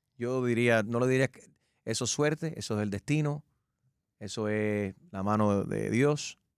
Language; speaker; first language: Spanish; early bilingual, heritage; Spanish